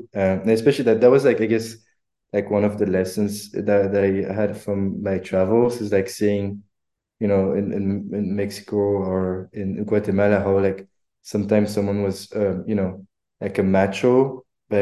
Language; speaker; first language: English; non-native, fluent; French